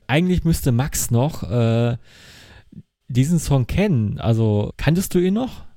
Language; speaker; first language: German; native; German